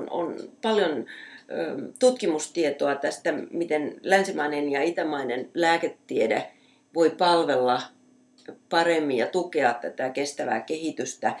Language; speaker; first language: Finnish; native; Finnish